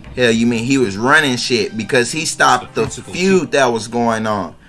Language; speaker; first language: English; native; English